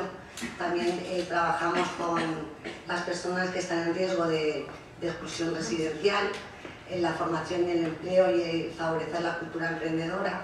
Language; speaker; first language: Spanish; native; Spanish